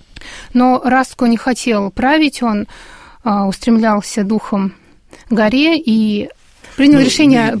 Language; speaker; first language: Russian; native; Russian